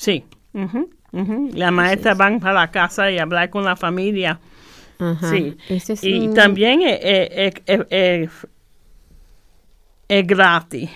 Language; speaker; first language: Spanish; early bilingual, heritage; Spanish